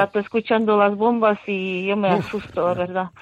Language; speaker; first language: Spanish; non-native, fluent; Ukrainian